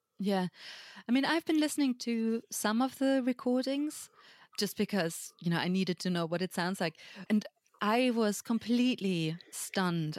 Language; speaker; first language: English; non-native, fluent; German